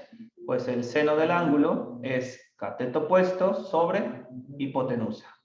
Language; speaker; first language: Spanish; native; Spanish